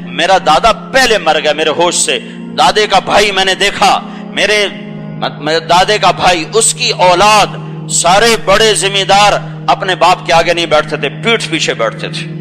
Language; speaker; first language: Urdu; non-native, local second language; Punjabi